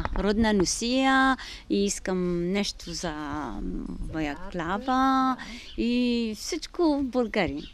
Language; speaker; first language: Bulgarian; non-native, learner; Arabic